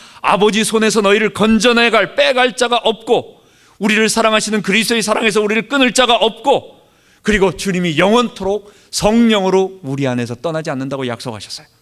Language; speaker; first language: Korean; native; Korean